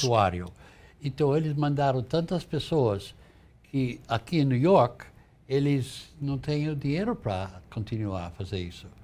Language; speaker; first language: Portuguese; non-native, fluent; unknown